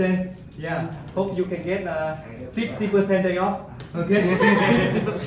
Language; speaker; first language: English; non-native, learner; Vietnamese